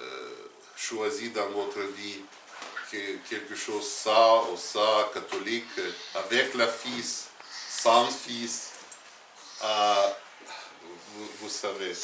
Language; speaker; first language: French; non-native, learner; Russian